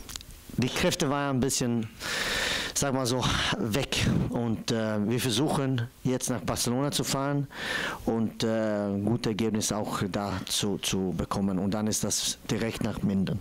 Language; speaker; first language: German; non-native, fluent; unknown